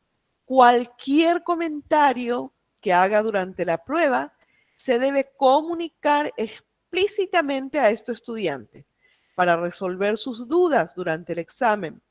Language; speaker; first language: Spanish; native; Spanish